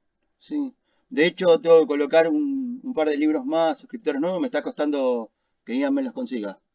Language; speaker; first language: Spanish; native; Spanish